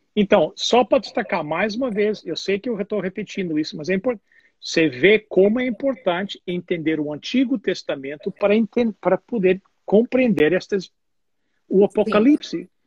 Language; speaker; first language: Portuguese; non-native, fluent; English